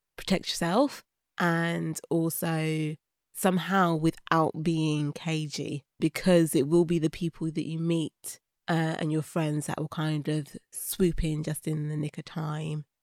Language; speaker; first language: English; native; English